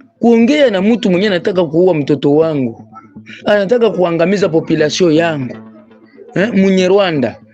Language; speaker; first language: Swahili; native; Swahili